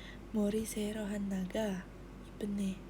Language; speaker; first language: Korean; non-native, learner; Indonesian